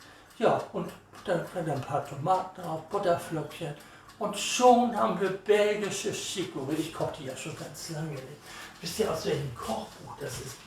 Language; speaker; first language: German; native; German